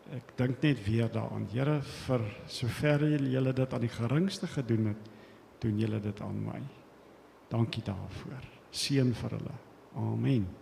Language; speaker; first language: Afrikaans; native; Afrikaans